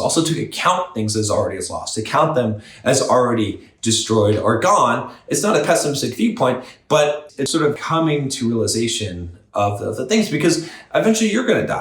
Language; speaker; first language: English; native; English